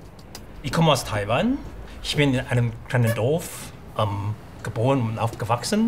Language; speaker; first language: German; non-native, fluent; Chinese